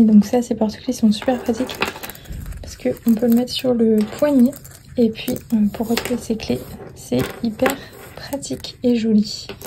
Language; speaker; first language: French; native; French